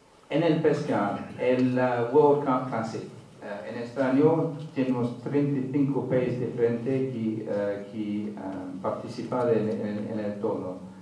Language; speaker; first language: Spanish; non-native, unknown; English